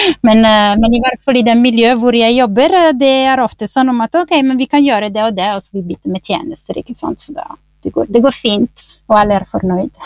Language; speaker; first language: Norwegian; non-native, fluent; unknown